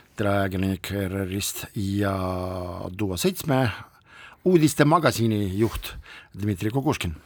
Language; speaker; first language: Estonian; non-native, local second language; Russian